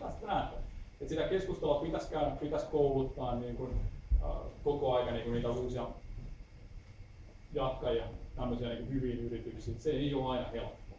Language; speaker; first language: Finnish; native; Finnish